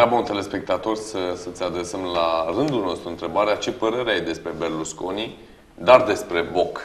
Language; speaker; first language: Romanian; native; Romanian